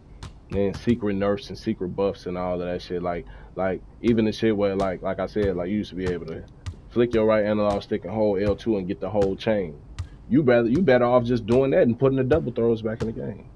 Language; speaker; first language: English; native; English